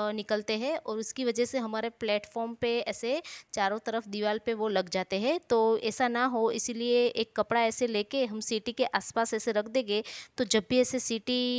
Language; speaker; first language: Hindi; non-native, local second language; Gujarati